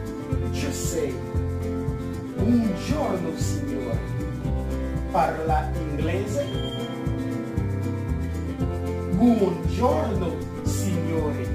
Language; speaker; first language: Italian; non-native, fluent; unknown